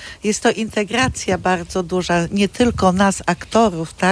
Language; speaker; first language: Polish; non-native, local second language; Kashubian